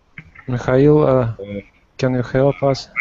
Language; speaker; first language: English; non-native, learner; Russian